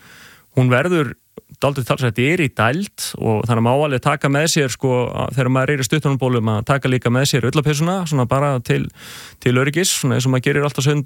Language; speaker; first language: Icelandic; native; Icelandic